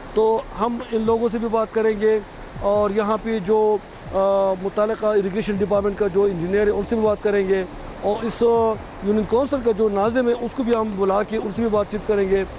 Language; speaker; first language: Urdu; non-native, local second language; Khowar